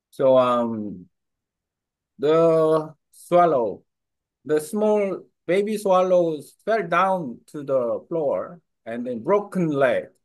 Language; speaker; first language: English; non-native, learner; Korean